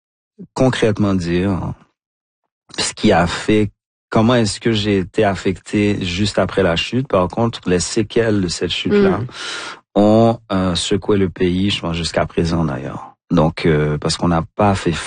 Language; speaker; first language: French; native; French